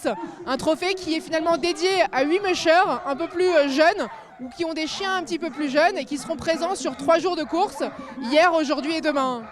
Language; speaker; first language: French; native; French